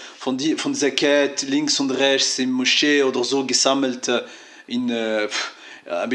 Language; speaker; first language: German; non-native, fluent; French